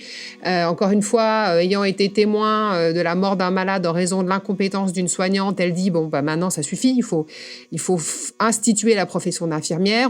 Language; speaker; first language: French; native; French